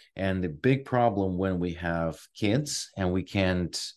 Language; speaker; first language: English; non-native, fluent; Ukrainian